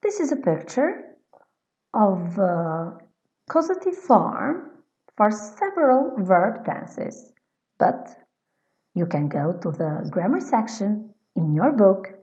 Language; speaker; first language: English; non-native, fluent; Albanian